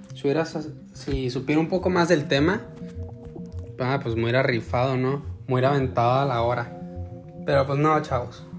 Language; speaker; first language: Spanish; native; Spanish